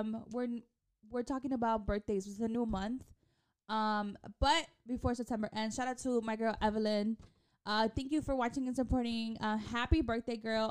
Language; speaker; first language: English; early bilingual, other home language; Spanish